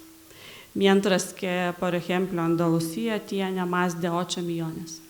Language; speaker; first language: Spanish; non-native, learner; Lithuanian